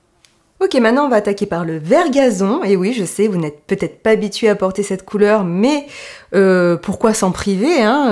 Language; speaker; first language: French; native; French